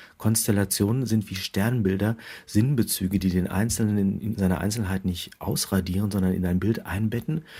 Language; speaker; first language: German; native; German